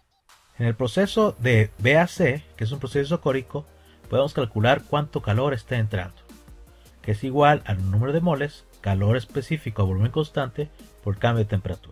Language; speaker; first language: Spanish; native; Spanish